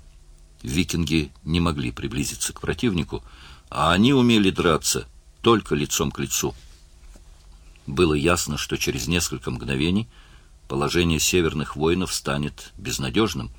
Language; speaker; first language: Russian; native; Russian